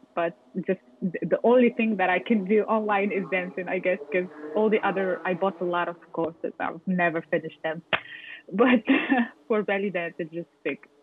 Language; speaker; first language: English; non-native, fluent; Arabic